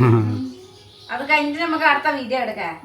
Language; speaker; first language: Malayalam; non-native, learner; Nepali